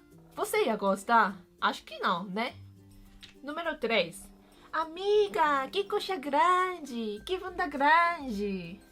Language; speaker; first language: Portuguese; non-native, fluent; Korean